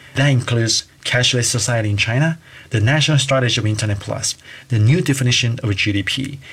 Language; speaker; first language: English; non-native, fluent; Chinese